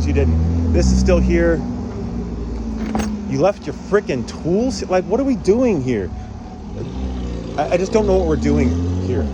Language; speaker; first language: English; native; English